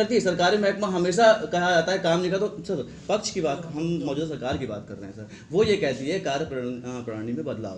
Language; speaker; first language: Hindi; native; Hindi